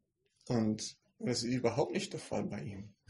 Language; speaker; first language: German; non-native, fluent; English